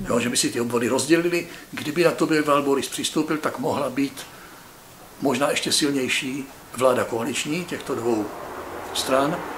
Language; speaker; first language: Czech; native; Czech